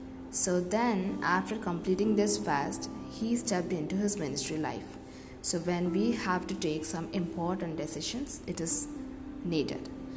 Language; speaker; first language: English; non-native, local second language; Tamil